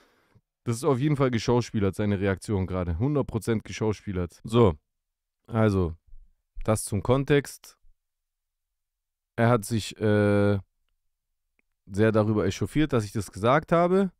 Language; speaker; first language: German; native; German